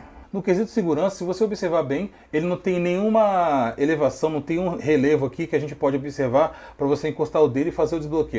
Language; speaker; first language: Portuguese; native; Portuguese